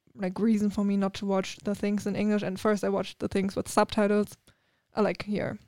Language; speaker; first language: English; non-native, fluent; German